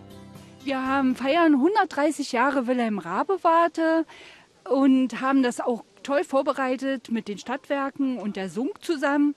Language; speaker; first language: German; native; German